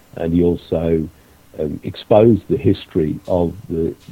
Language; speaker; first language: English; native; English